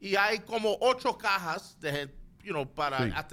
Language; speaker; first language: Spanish; early bilingual, other home language; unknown